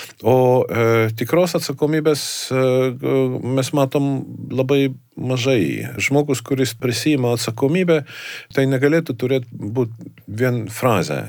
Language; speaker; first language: Lithuanian; non-native, fluent; Estonian